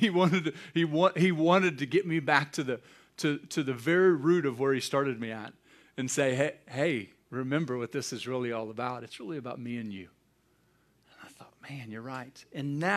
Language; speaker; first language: English; native; English